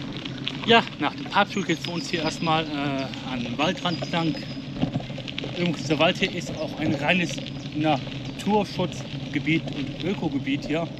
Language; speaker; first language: German; native; German